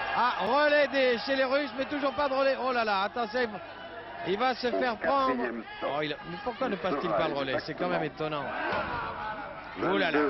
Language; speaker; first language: French; native; French